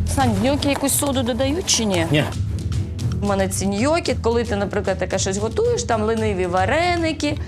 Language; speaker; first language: Ukrainian; early bilingual, other home language; Uzbek